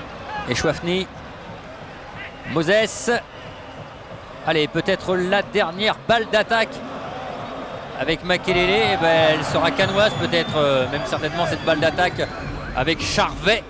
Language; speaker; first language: French; native; French